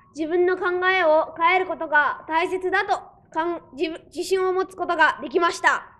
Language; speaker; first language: Japanese; early bilingual, other home language; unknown